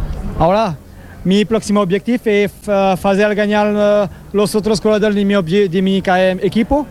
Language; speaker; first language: Spanish; non-native, learner; French